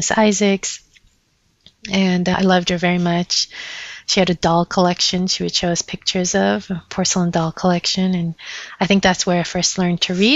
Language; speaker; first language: English; early bilingual, other home language; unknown